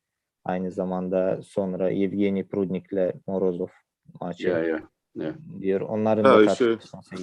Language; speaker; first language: Turkish; non-native, fluent; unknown